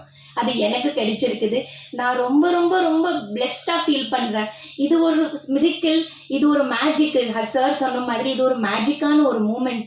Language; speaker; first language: Tamil; non-native, fluent; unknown